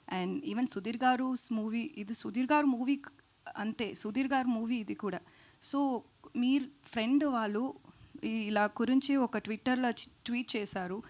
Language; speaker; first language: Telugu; non-native, local second language; Tamil